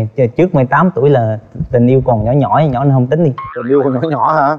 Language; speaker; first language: Vietnamese; native; Vietnamese